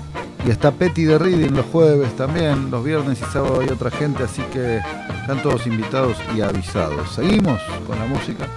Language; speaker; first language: Spanish; native; Spanish